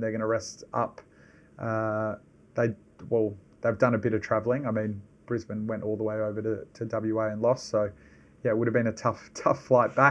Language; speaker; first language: English; native; English